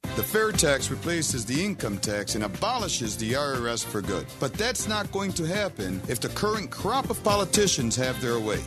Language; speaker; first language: English; early bilingual, other home language; Spanish